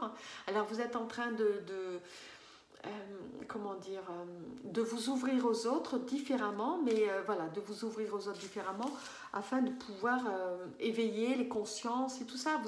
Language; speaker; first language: French; native; French